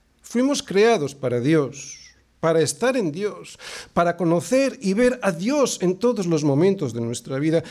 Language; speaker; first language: Spanish; native; Spanish